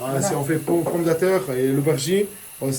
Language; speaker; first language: French; non-native, local second language; Arabic